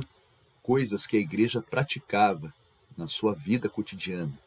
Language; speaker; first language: Portuguese; native; Portuguese